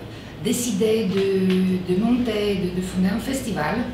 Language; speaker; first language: French; non-native, fluent; Bulgarian